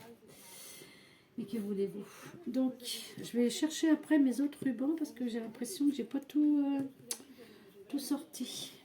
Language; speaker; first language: French; native; French